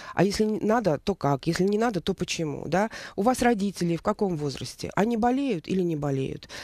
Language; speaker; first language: Russian; native; Russian